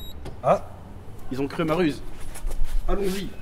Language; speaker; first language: French; native; French